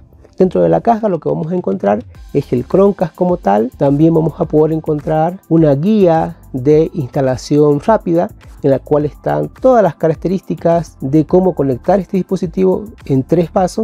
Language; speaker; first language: Spanish; native; Spanish